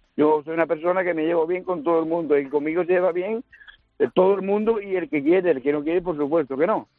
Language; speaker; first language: Spanish; native; Spanish